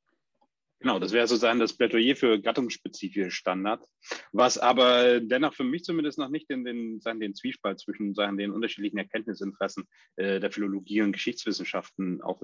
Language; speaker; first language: German; native; German